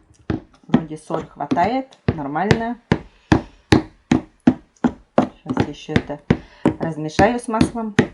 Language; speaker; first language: Russian; native; Russian